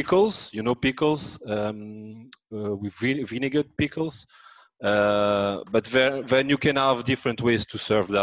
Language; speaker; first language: English; non-native, fluent; French